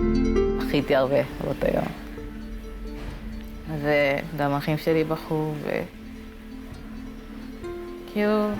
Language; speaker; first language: Hebrew; early bilingual, other home language; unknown